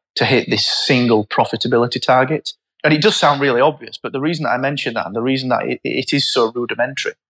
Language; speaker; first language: English; native; English